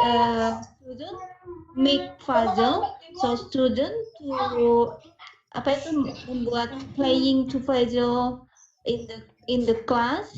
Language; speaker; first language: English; non-native, learner; Indonesian